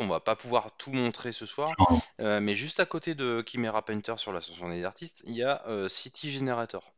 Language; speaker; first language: French; native; French